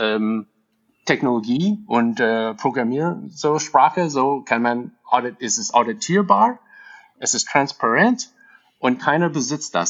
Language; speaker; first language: German; non-native, fluent; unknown